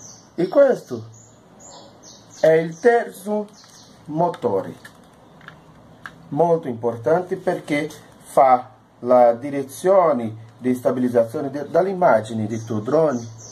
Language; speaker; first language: Italian; non-native, learner; Portuguese